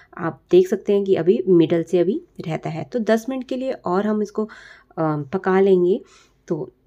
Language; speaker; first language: Hindi; native; Hindi